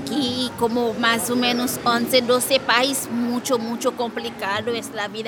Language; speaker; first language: Spanish; non-native, learner; Haitian Creole